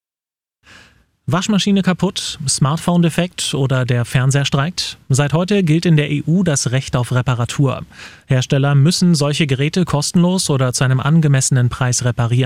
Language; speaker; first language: German; native; German